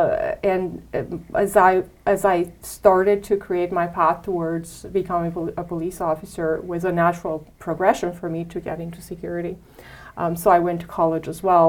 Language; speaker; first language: English; non-native, fluent; Romanian